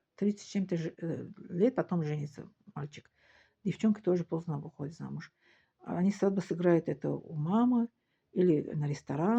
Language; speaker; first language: Russian; non-native, local second language; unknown